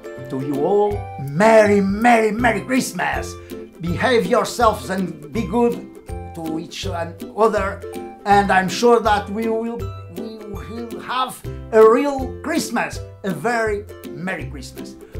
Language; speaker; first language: English; non-native, learner; Portuguese